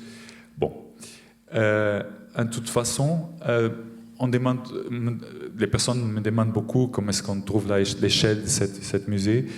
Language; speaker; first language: French; non-native, fluent; Portuguese